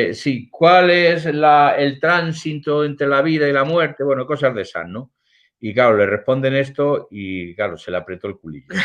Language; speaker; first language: Spanish; native; Spanish